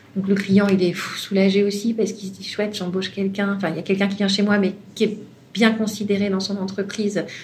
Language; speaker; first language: French; native; French